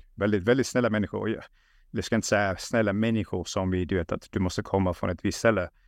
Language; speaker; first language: Swedish; early bilingual, other home language; Russian